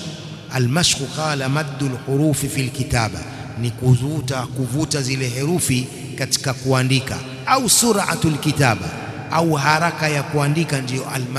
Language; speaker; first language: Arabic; non-native, fluent; Swahili